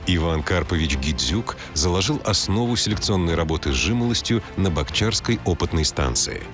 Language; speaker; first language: Russian; native; Russian